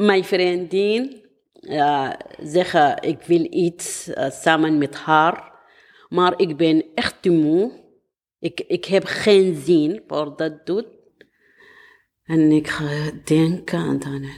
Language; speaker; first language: Dutch; non-native, learner; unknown